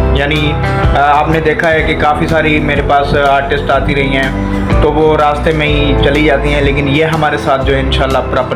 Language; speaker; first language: Hindi; non-native, local second language; Sindhi